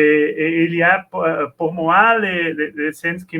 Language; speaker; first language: French; non-native, learner; Portuguese